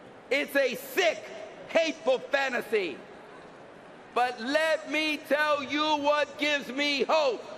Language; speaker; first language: English; early bilingual, other home language; Spanish